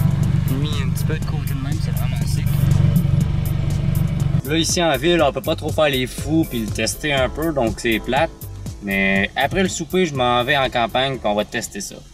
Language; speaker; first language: French; native; French